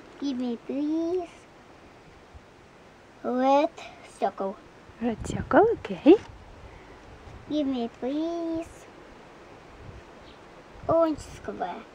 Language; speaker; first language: English; non-native, learner; Russian